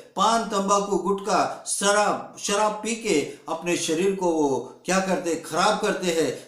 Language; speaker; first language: Hindi; non-native, local second language; Kannada